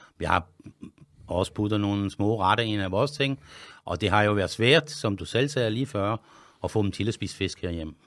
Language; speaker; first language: Danish; non-native, fluent; French